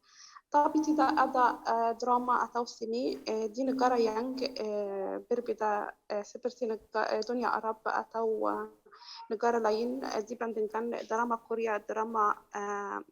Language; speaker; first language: Indonesian; non-native, learner; Arabic